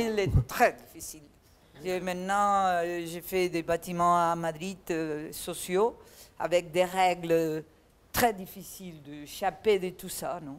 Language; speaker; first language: French; non-native, learner; Catalan